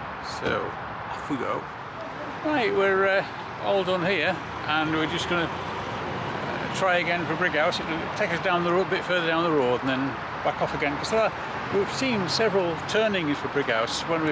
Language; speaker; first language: English; native; English